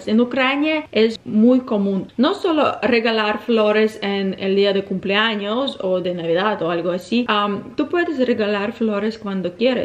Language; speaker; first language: Spanish; non-native, fluent; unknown